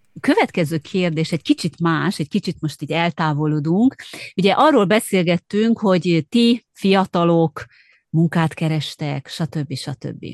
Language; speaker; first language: Hungarian; native; Hungarian